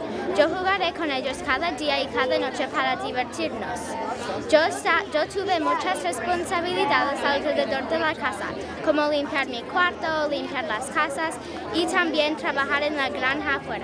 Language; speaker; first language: Spanish; non-native, learner; English